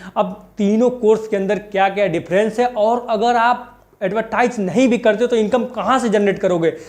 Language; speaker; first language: Hindi; native; Hindi